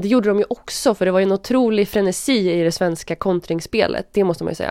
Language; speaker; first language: Swedish; native; Swedish